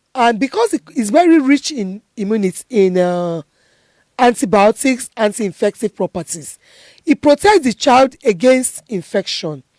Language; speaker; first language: English; non-native, local second language; Yoruba